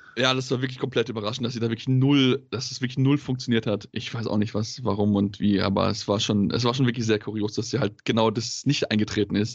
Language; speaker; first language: German; native; German